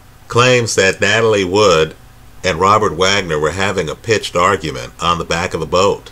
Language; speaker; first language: English; native; English